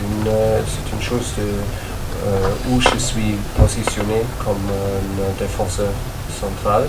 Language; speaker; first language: French; non-native, learner; German